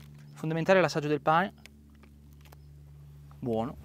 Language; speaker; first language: Italian; native; Italian